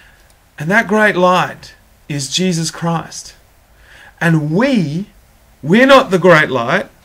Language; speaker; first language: English; native; English